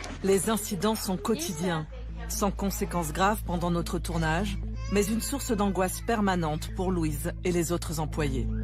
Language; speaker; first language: French; native; French